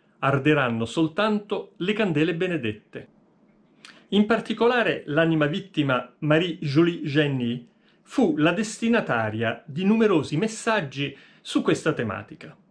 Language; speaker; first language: Italian; native; Italian